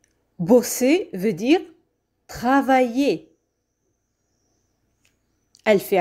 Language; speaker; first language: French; non-native, fluent; Arabic